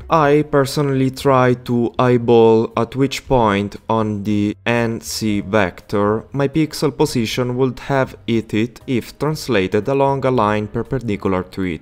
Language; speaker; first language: English; non-native, fluent; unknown